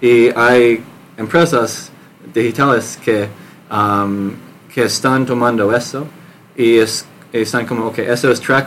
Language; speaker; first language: Spanish; non-native, learner; English